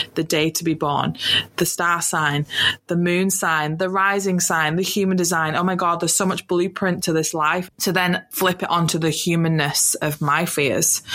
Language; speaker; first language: English; native; English